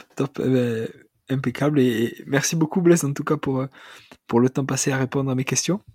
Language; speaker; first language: French; native; French